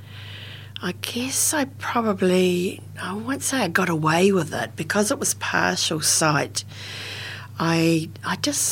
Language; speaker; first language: English; native; English